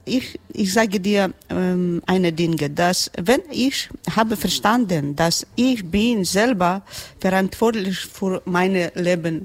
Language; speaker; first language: German; non-native, learner; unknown